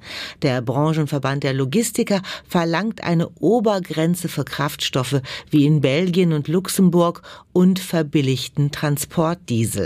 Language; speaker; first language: German; native; German